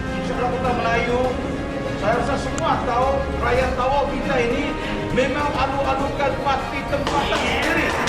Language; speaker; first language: Malay; non-native, local second language; Chinese